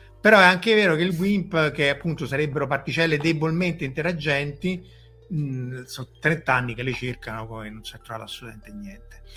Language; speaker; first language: Italian; native; Italian